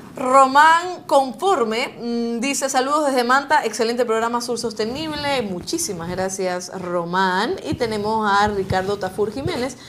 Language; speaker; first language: Spanish; native; Spanish